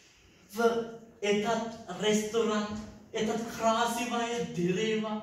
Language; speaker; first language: Russian; non-native, learner; Sinhala